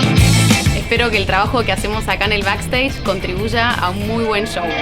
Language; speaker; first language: Spanish; native; Spanish